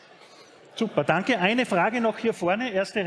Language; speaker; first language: German; native; German